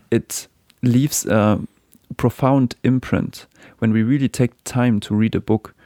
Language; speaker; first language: English; non-native, fluent; German